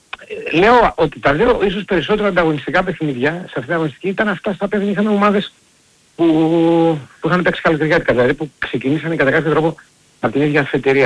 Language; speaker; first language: Greek; native; Greek